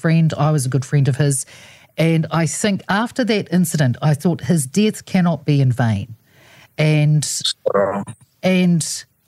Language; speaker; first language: English; non-native, local second language; Samoan